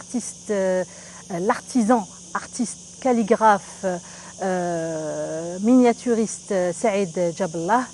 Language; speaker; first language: French; non-native, local second language; Arabic